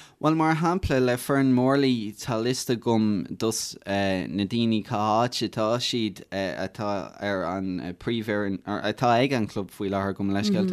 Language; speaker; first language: Irish; native; Irish